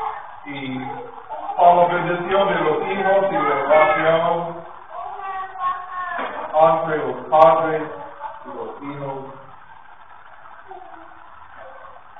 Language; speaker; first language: Spanish; non-native, learner; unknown